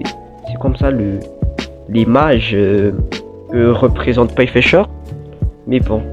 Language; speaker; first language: French; non-native, local second language; Malagasy